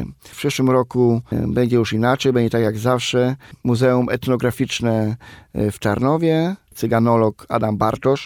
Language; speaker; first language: Polish; non-native, local second language; Romany